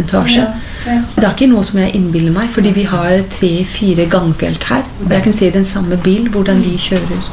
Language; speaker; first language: Norwegian; non-native, fluent; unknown